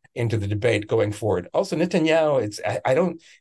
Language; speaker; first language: English; native; English